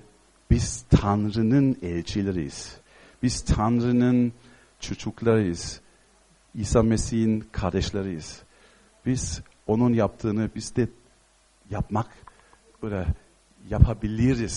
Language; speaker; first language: Turkish; non-native, fluent; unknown